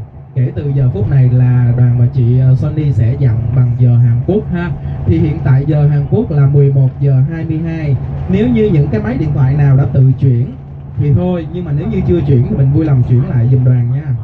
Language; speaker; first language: Vietnamese; native; Vietnamese